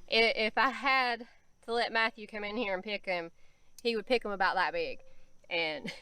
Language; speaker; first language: English; native; English